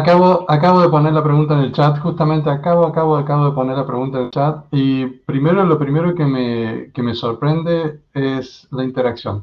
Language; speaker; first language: Spanish; native; Spanish